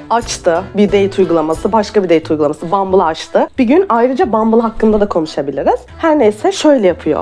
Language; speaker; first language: Turkish; native; Turkish